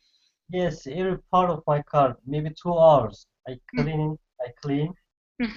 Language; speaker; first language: English; non-native, learner; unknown